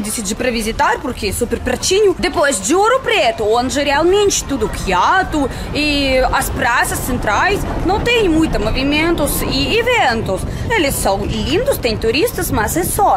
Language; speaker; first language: Portuguese; non-native, fluent; Russian